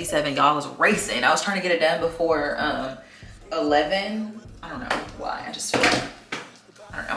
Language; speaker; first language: English; native; English